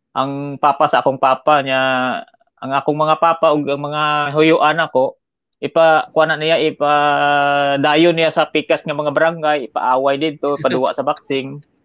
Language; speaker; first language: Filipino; non-native, local second language; Hiligaynon